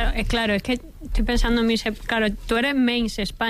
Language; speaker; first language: Spanish; native; Spanish